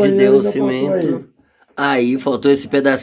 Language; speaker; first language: Portuguese; native; Portuguese